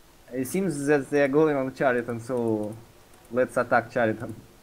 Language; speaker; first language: English; non-native, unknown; Russian